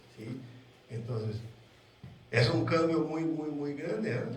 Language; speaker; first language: Spanish; non-native, learner; Portuguese